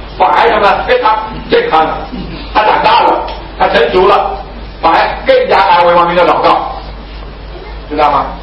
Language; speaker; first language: Chinese; native; Chinese